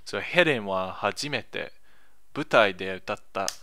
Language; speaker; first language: Japanese; non-native, learner; English